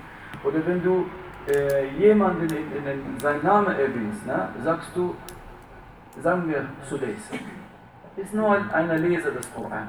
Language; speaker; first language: German; non-native, fluent; Arabic